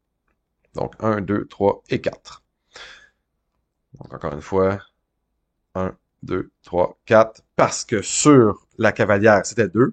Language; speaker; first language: French; native; French